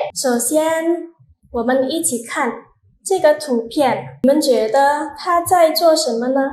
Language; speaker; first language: Chinese; non-native, fluent; Indonesian